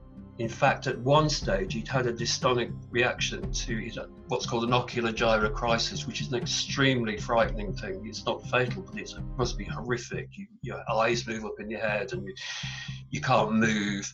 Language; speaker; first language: English; native; English